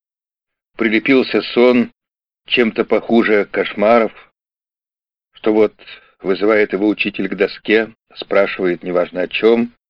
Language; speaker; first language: Russian; native; Russian